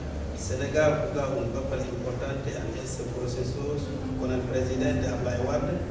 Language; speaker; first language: Spanish; non-native, learner; Wolof